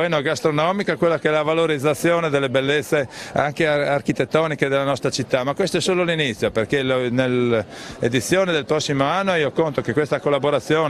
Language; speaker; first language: Italian; native; Italian